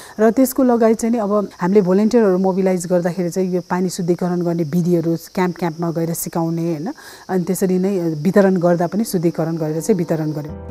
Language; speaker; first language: Nepali; native; Nepali